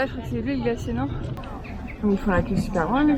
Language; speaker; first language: French; native; French